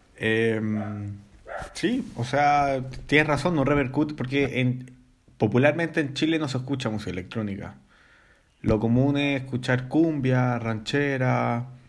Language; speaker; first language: Spanish; native; Spanish